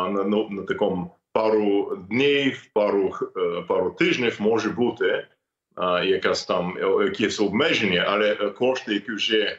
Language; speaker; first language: Ukrainian; non-native, fluent; English